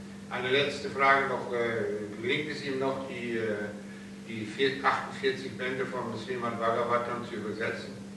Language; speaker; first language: German; native; German